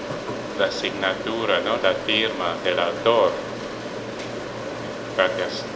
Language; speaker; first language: Spanish; non-native, fluent; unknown